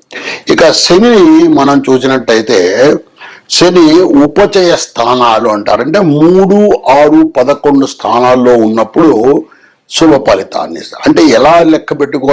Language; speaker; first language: Telugu; native; Telugu